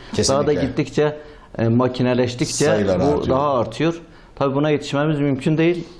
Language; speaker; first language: Turkish; native; Turkish